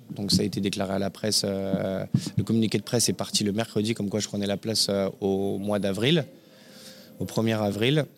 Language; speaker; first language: French; native; French